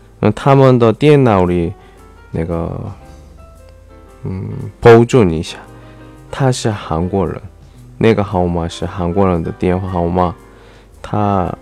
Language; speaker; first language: Chinese; non-native, learner; Korean